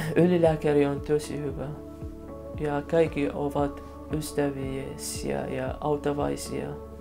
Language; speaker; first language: Finnish; non-native, fluent; Arabic